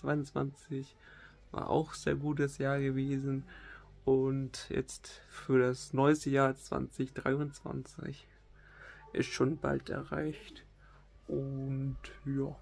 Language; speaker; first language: German; native; German